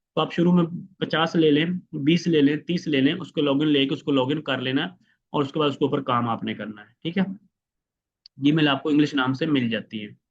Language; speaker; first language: Urdu; non-native, local second language; Punjabi